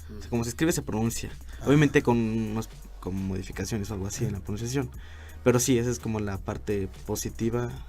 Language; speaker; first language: Spanish; non-native, local second language; Nahuatl languages